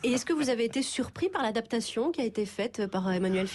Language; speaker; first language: French; native; French